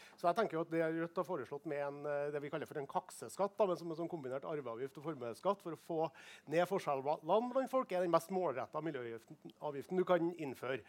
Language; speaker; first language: Norwegian; native; Norwegian